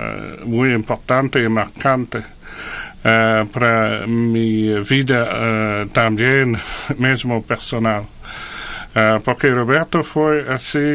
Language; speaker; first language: Spanish; non-native, fluent; French